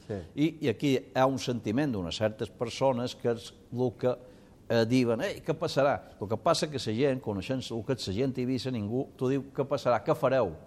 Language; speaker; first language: Catalan; non-native, local second language; Spanish